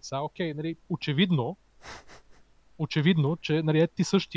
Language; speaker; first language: Bulgarian; native; Bulgarian